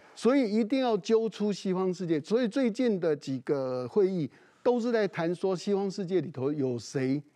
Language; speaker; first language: Chinese; native; Chinese